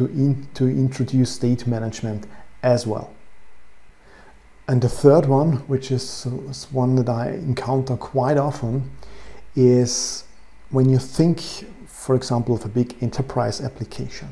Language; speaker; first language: English; non-native, fluent; German